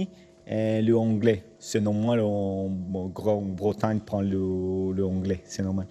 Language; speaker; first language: French; non-native, learner; Latvian